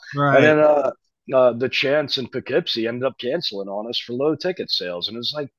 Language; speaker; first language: English; native; English